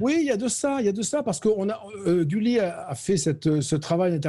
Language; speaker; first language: French; native; French